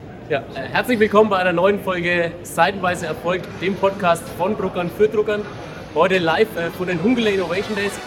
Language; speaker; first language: German; native; German